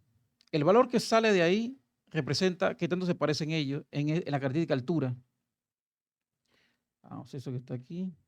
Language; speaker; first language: Spanish; native; Spanish